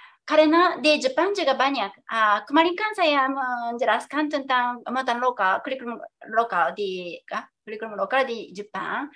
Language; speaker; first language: Indonesian; non-native, fluent; Japanese